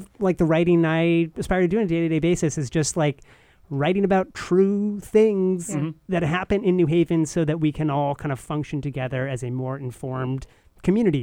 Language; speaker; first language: English; native; English